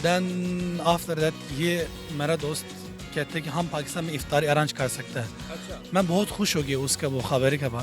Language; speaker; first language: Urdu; non-native, learner; Turkish